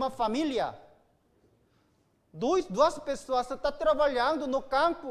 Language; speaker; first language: Portuguese; non-native, learner; Korean